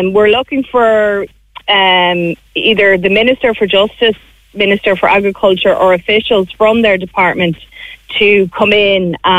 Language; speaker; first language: English; native; English